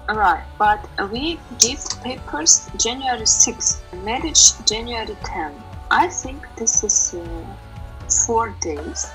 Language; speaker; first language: English; non-native, learner; Russian